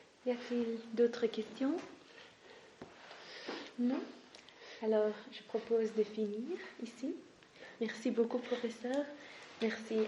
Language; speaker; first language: French; non-native, local second language; Dutch